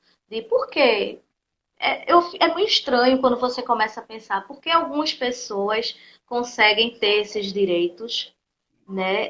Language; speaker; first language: Portuguese; native; Portuguese